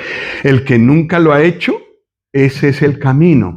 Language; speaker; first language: Spanish; native; Spanish